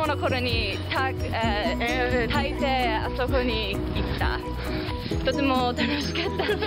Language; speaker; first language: Japanese; non-native, learner; English